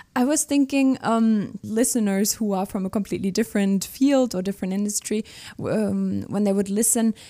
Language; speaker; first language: English; non-native, fluent; German